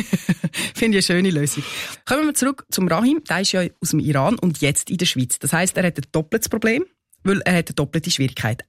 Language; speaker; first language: German; native; German